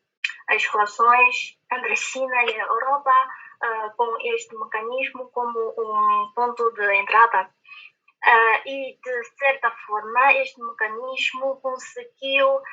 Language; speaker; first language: Portuguese; non-native, fluent; Chinese